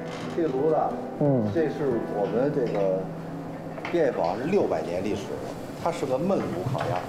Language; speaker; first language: Chinese; native; Chinese